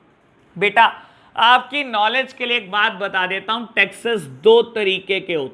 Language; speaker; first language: Hindi; native; Hindi